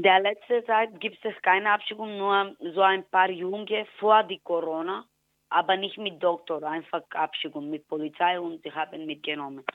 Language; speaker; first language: German; non-native, learner; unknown